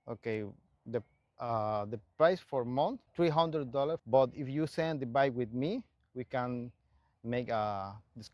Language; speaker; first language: English; non-native, learner; Spanish